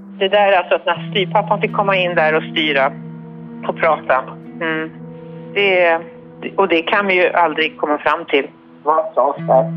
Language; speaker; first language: Swedish; native; Swedish